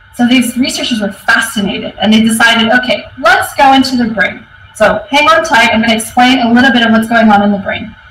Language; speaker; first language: English; native; English